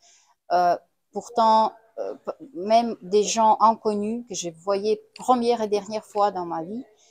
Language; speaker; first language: French; non-native, fluent; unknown